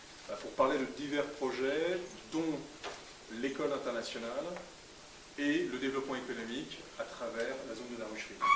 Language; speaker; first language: French; native; French